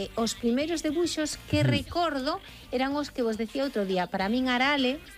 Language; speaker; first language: Galician; non-native, local second language; Spanish